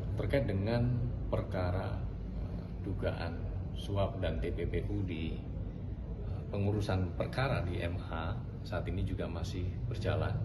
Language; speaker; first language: Indonesian; native; Indonesian